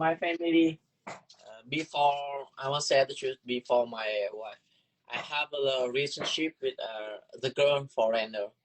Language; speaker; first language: English; non-native, learner; Vietnamese